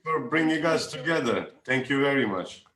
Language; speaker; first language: English; non-native, fluent; Turkish